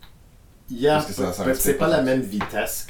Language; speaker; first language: French; non-native, fluent; English